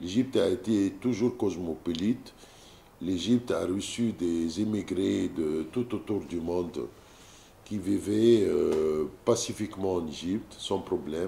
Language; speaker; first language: French; non-native, fluent; Arabic